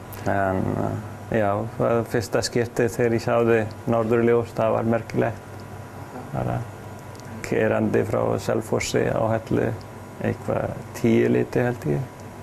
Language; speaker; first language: Icelandic; non-native, fluent; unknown